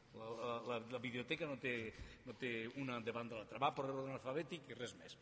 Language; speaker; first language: Catalan; non-native, learner; Spanish